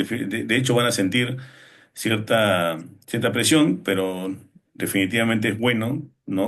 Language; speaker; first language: Spanish; native; Spanish